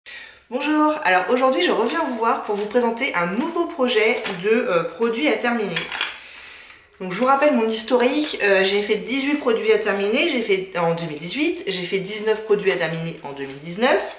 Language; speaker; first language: French; native; French